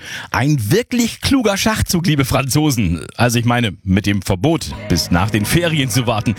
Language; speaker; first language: German; native; German